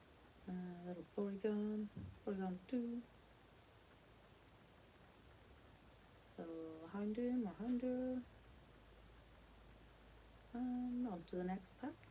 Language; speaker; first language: English; native; English